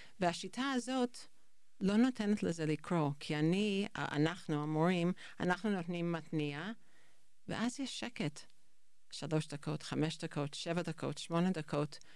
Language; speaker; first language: Hebrew; non-native, fluent; English